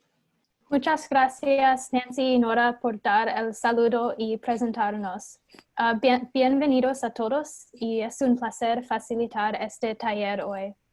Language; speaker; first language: Spanish; non-native, fluent; English